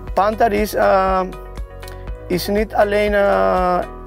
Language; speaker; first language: Dutch; non-native, learner; Spanish